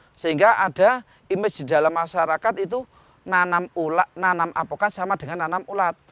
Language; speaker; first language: Indonesian; non-native, local second language; Javanese